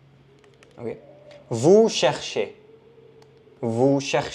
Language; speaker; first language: French; non-native, fluent; Hindi